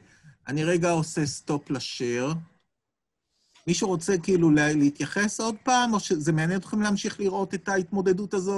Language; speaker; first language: Hebrew; native; Hebrew